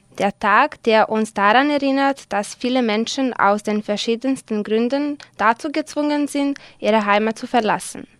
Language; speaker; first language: German; non-native, fluent; Serbian